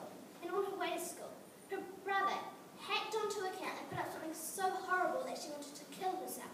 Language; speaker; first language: English; native; English